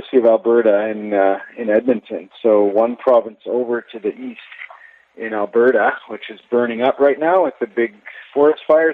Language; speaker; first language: English; native; English